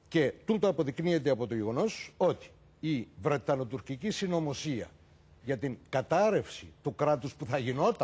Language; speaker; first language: Greek; native; Greek